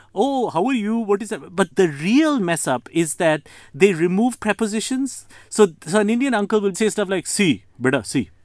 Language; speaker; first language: English; non-native, local second language; Bangla